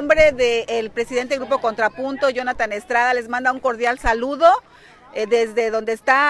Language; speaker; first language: Spanish; native; Spanish